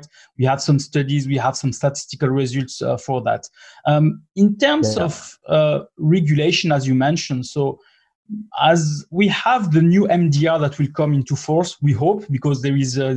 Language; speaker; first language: English; non-native, fluent; French